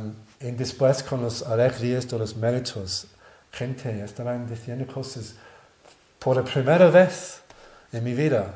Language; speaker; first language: Spanish; non-native, learner; English